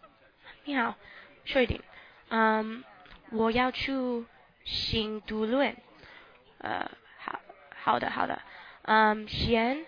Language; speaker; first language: Chinese; non-native, learner; English